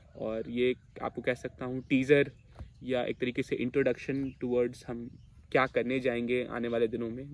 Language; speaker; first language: Hindi; non-native, local second language; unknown